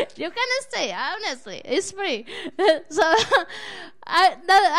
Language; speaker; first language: English; non-native, learner; Spanish